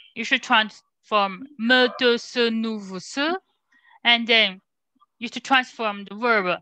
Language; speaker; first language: English; non-native, learner; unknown